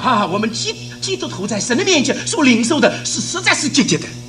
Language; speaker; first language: Chinese; native; Chinese